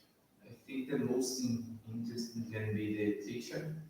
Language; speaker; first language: English; non-native, learner; Portuguese